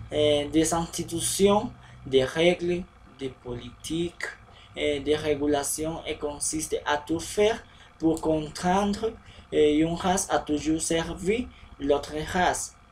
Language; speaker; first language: French; non-native, learner; Spanish